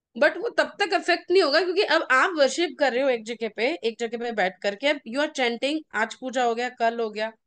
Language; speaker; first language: Hindi; native; Hindi